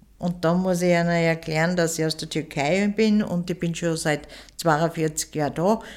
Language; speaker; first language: German; early bilingual, other home language; Turkish